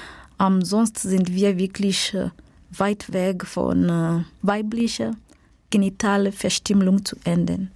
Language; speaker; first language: German; non-native, learner; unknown